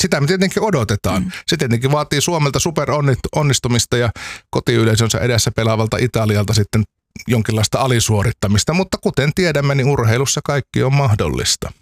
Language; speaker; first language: Finnish; native; Finnish